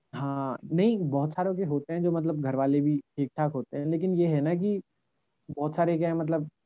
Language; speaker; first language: Hindi; native; Hindi